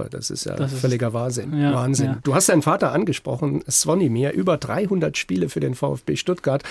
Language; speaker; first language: German; native; German